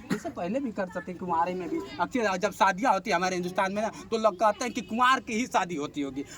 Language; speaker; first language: Hindi; native; Hindi